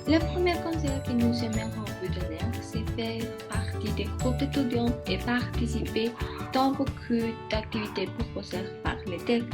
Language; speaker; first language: French; non-native, learner; Spanish